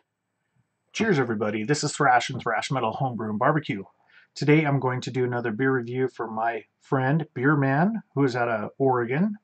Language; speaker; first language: English; native; English